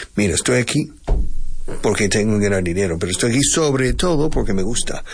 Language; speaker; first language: Spanish; non-native, fluent; English